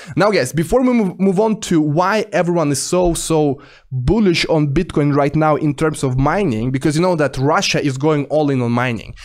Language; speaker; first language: English; non-native, fluent; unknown